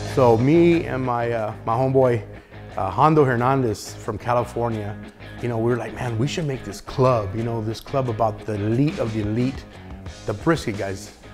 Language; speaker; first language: English; native; English